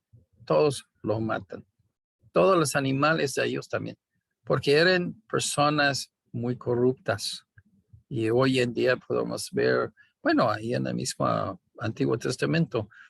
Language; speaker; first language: Spanish; non-native, fluent; English